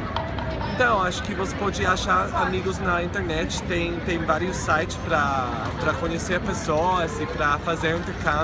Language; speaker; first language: Portuguese; non-native, fluent; English